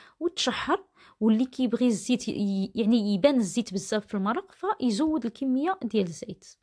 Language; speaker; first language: Arabic; native; Arabic